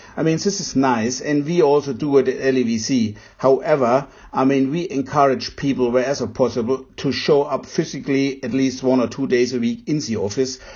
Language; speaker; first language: English; non-native, fluent; German